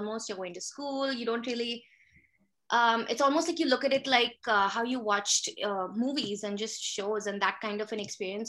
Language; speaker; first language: English; non-native, local second language; Hindi